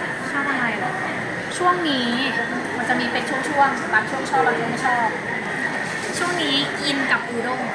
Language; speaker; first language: Thai; native; Thai